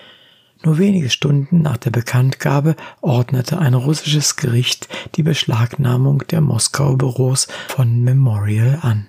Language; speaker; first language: German; native; German